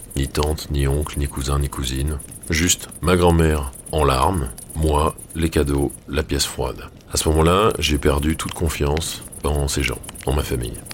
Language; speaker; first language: French; native; French